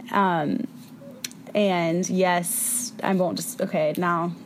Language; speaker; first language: English; native; English